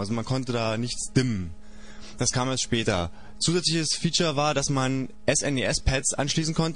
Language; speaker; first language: German; native; German